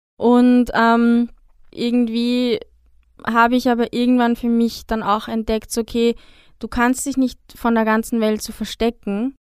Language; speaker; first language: German; native; German